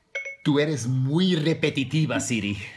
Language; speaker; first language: Spanish; non-native, learner; Portuguese